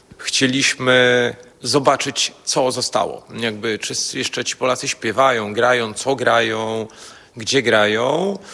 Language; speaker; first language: Polish; native; Polish